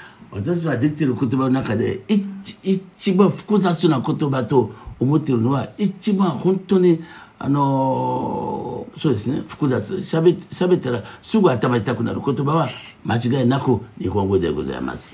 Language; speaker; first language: Japanese; non-native, fluent; Yoruba